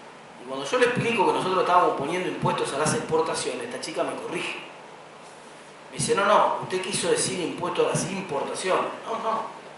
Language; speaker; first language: Spanish; native; Spanish